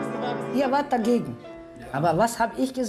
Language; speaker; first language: German; non-native, fluent; Romany